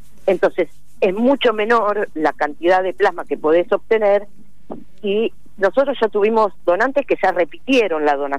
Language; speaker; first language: Spanish; native; Spanish